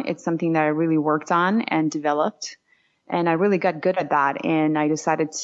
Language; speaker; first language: English; non-native, fluent; Georgian